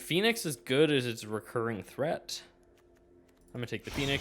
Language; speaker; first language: English; native; English